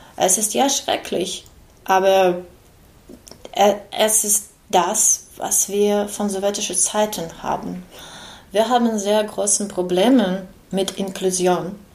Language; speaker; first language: German; non-native, learner; Ukrainian